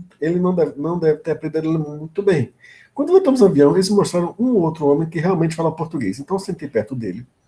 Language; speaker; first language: Portuguese; native; Portuguese